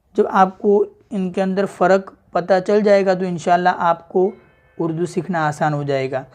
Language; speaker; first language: Hindi; native; Hindi